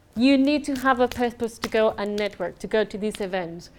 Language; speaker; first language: English; non-native, fluent; Spanish